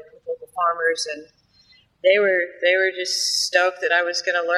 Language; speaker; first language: English; native; English